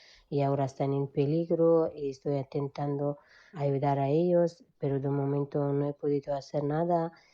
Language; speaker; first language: Spanish; non-native, fluent; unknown